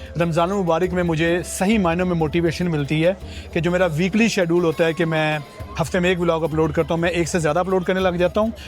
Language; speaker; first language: Urdu; native; Urdu